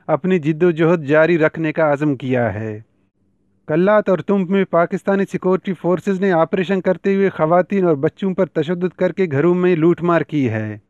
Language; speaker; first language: Urdu; non-native, local second language; Baluchi